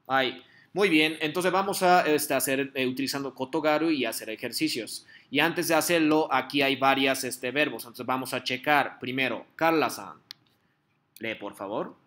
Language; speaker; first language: Spanish; non-native, fluent; Japanese